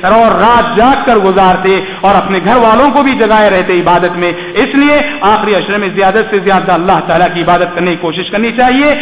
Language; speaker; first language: Urdu; native; Urdu